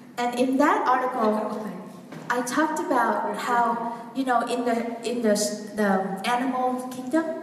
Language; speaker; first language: English; non-native, fluent; Vietnamese